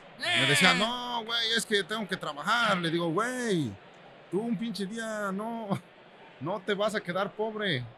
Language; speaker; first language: Spanish; native; Spanish